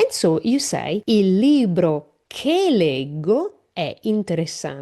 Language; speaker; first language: Italian; non-native, learner; English